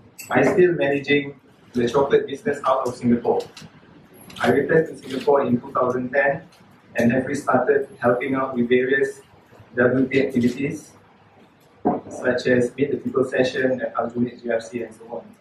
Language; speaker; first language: English; non-native, local second language; Malay